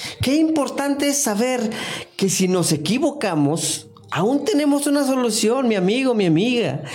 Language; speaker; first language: Spanish; non-native, fluent; English